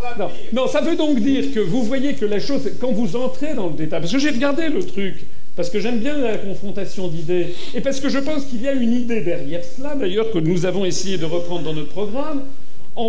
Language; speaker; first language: French; native; French